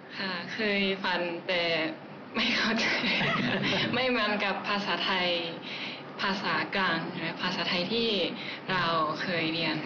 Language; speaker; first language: Thai; non-native, learner; Japanese